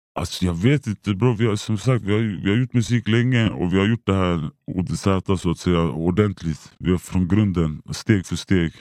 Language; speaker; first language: Swedish; native; Swedish